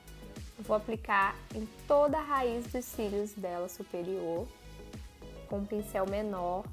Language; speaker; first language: Portuguese; native; Portuguese